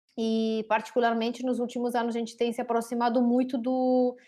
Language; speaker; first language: Portuguese; non-native, fluent; Italian